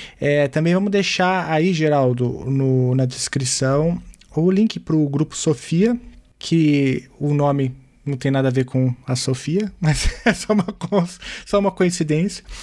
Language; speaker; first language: Portuguese; native; Portuguese